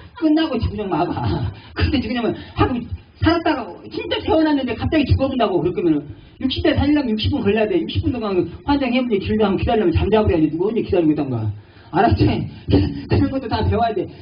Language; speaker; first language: Korean; native; Korean